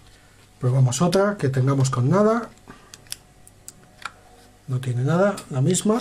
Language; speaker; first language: Spanish; native; Spanish